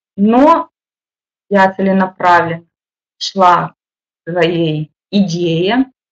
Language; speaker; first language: Russian; native; Russian